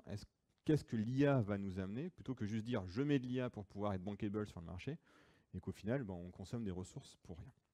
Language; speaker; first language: French; native; French